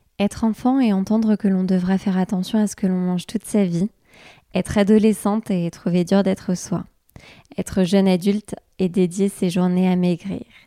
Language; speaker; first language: French; native; French